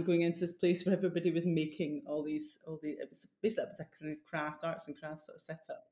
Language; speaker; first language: English; native; English